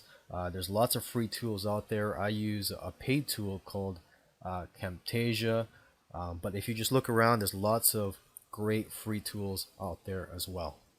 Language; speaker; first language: English; native; English